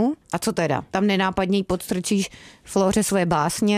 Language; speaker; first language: Czech; native; Czech